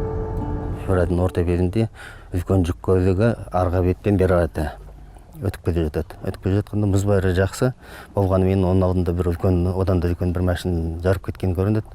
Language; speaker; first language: Kazakh; native; Kazakh